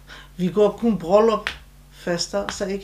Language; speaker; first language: Danish; non-native, learner; Turkish